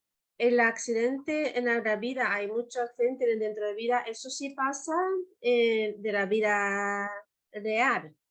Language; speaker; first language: Spanish; non-native, learner; Japanese